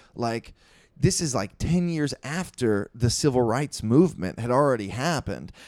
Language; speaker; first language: English; native; English